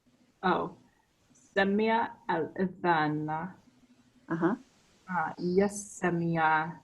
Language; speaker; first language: Arabic; non-native, learner; English